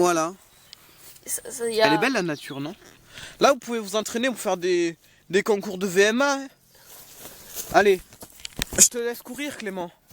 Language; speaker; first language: French; native; French